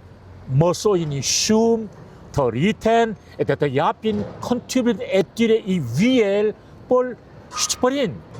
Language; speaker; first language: Albanian; non-native, learner; Korean